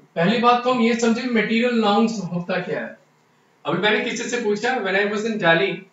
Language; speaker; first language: Hindi; non-native, local second language; Punjabi